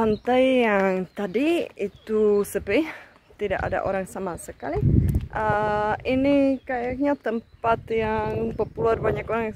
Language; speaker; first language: Indonesian; non-native, fluent; Czech